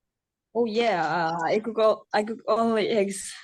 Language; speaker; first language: English; non-native, learner; Uzbek